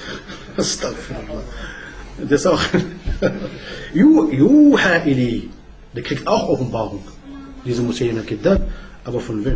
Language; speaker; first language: German; non-native, learner; Arabic